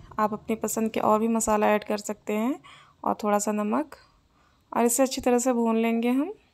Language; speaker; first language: Hindi; native; Hindi